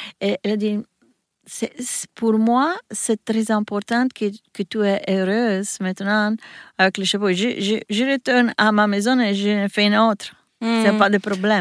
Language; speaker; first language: French; non-native, learner; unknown